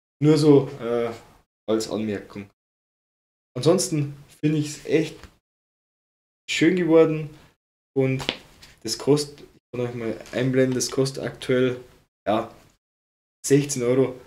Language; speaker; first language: German; native; German